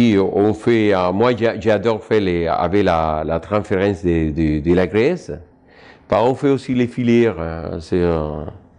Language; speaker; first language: French; non-native, fluent; Spanish